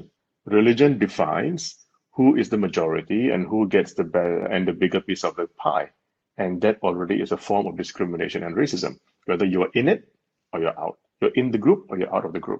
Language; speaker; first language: English; non-native, local second language; Tamil